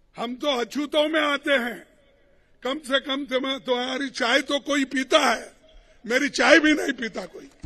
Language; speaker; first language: Hindi; non-native, local second language; Kannada